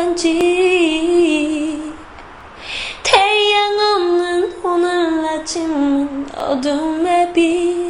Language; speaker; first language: Korean; native; Korean